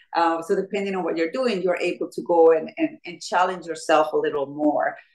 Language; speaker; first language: English; non-native, fluent; Spanish